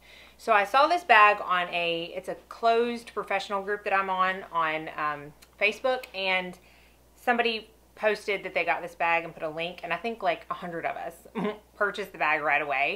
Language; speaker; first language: English; native; English